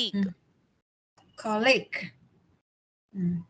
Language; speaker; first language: English; non-native, learner; Vietnamese